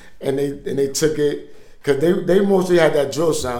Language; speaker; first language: English; early bilingual, other home language; Spanish